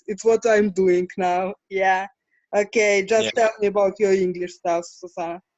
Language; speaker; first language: English; non-native, fluent; Russian